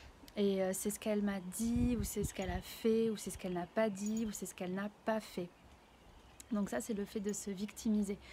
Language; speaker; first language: French; native; French